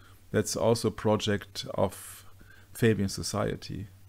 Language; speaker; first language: English; non-native, fluent; German